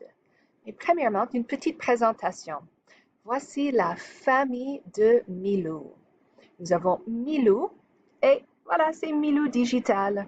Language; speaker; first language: French; non-native, fluent; English